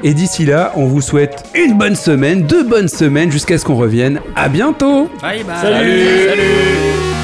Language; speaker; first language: French; native; French